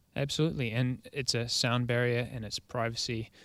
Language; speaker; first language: English; native; English